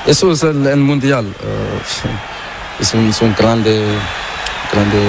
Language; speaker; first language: Spanish; non-native, learner; Portuguese